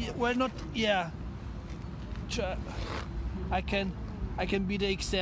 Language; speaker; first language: English; non-native, fluent; German